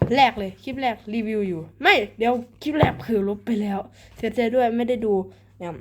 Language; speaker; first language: Thai; native; Thai